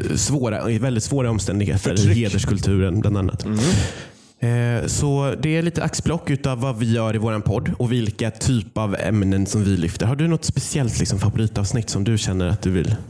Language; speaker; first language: Swedish; native; Swedish